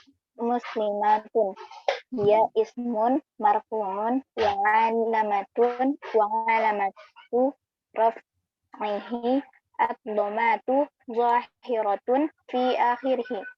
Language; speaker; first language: Arabic; non-native, learner; Indonesian